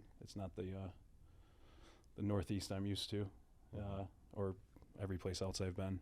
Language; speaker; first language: English; native; English